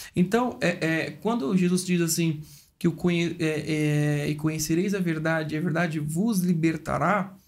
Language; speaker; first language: Portuguese; native; Portuguese